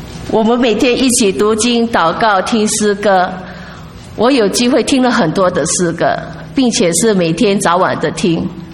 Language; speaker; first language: Chinese; non-native, local second language; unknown